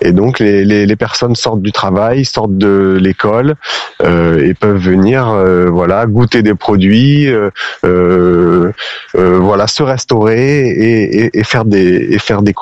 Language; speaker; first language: French; native; French